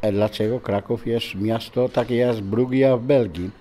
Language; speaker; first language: Polish; non-native, learner; Dutch